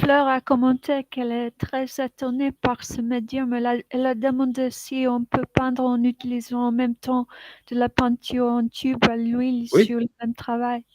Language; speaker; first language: French; non-native, learner; English